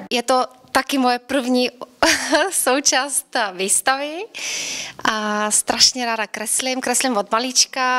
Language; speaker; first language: Czech; early bilingual, other home language; Bulgarian